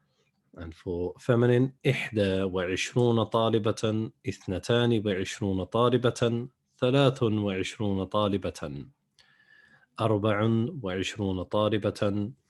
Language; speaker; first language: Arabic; non-native, fluent; English